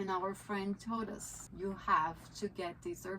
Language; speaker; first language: English; non-native, fluent; Portuguese